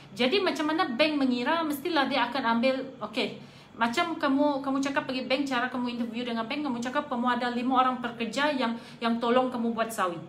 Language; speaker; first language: Malay; non-native, local second language; Iban